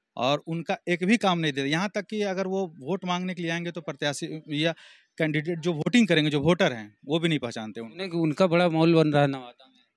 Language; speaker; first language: Hindi; native; Hindi